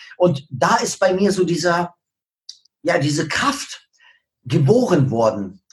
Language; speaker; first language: German; early bilingual, other home language; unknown